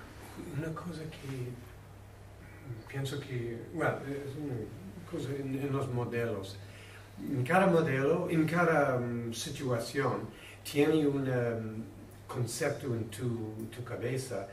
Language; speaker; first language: Spanish; non-native, learner; English